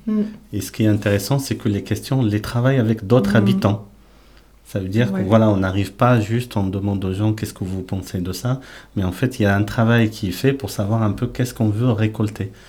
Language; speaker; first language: French; native; French